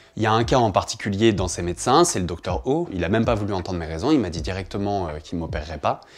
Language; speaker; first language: French; native; French